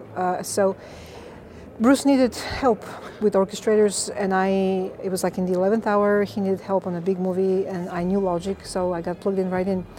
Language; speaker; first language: English; non-native, fluent; Bulgarian